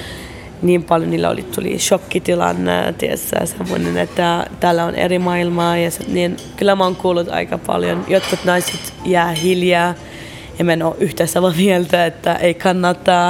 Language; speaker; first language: Finnish; early bilingual, other home language; Arabic